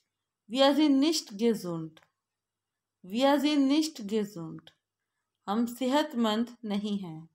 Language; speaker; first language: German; non-native, fluent; Urdu